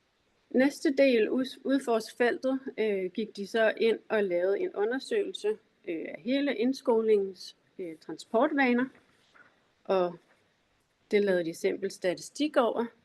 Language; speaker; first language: Danish; native; Danish